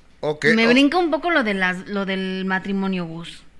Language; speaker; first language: Spanish; native; Spanish